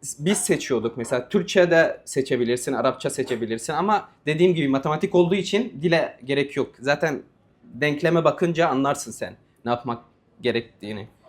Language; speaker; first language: Turkish; non-native, fluent; Arabic